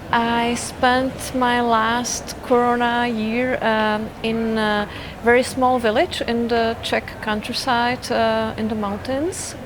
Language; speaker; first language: English; non-native, fluent; Czech